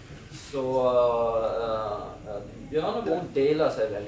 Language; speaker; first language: Norwegian; non-native, fluent; German